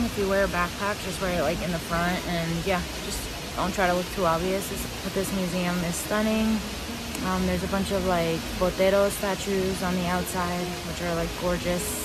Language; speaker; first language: English; early bilingual, other home language; Spanish